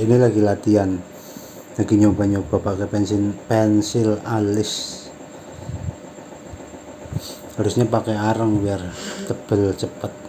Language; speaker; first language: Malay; non-native, local second language; Javanese